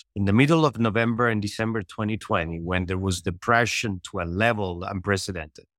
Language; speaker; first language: English; non-native, fluent; Italian